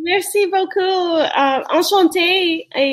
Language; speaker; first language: French; non-native, learner; English